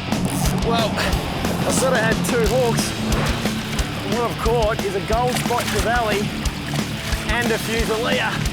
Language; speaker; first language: English; native; English